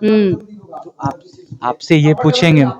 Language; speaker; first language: Hindi; native; Hindi